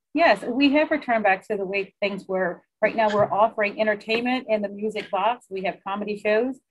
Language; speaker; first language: English; native; English